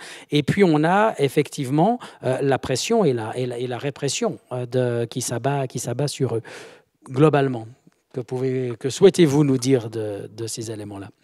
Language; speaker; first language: French; native; French